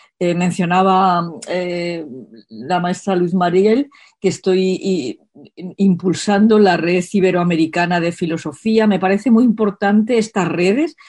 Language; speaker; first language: Spanish; native; Spanish